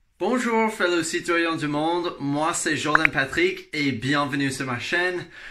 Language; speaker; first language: French; non-native, fluent; English